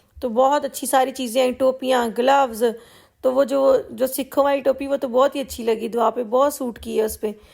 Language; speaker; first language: Urdu; non-native, local second language; Punjabi